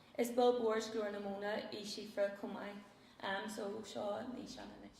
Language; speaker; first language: Irish; non-native, local second language; English